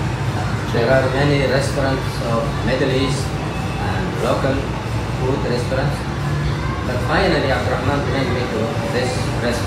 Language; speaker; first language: English; non-native, fluent; Arabic